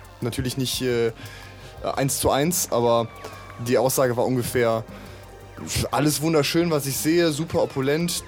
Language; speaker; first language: German; native; German